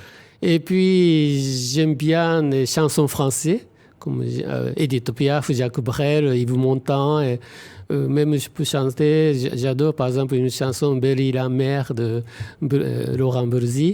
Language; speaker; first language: French; non-native, fluent; Japanese